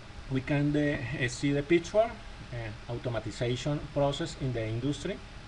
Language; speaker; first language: English; non-native, learner; Spanish